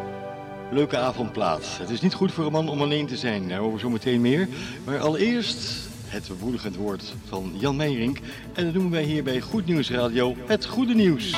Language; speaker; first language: Dutch; native; Dutch